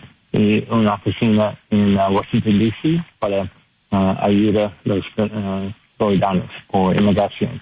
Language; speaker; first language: Spanish; non-native, learner; English